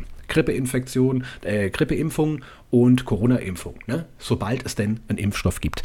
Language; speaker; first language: German; native; German